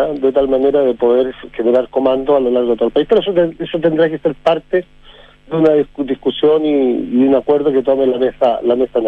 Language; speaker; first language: Spanish; native; Spanish